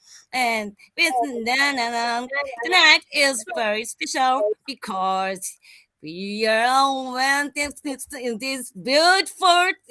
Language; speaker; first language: English; non-native, learner; Japanese